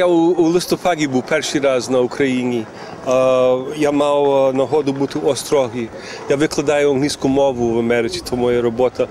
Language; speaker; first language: Ukrainian; early bilingual, heritage; Ukrainian